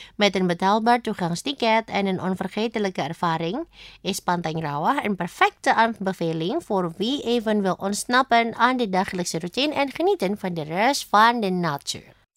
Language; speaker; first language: Dutch; non-native, fluent; Indonesian